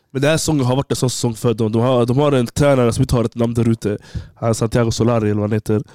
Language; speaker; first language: Swedish; early bilingual, other home language; Somali